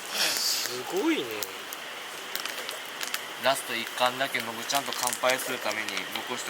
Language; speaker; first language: Japanese; native; Japanese